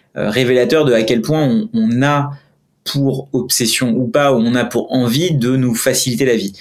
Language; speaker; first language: French; non-native, fluent; Hindi